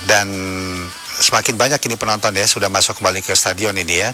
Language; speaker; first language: Indonesian; native; Indonesian